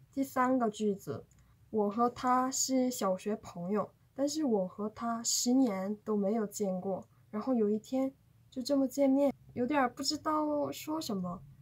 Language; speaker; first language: Chinese; non-native, fluent; Korean